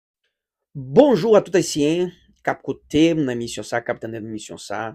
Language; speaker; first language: Haitian Creole; non-native, learner; Portuguese